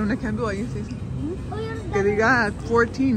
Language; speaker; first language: Spanish; native; Spanish